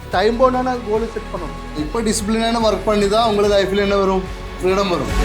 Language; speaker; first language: Tamil; non-native, learner; Malayalam